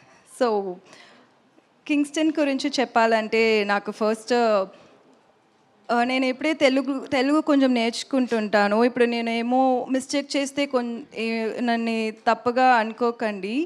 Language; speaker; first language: Telugu; non-native, learner; Tamil